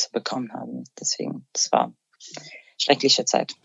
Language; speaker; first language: German; non-native, fluent; Arabic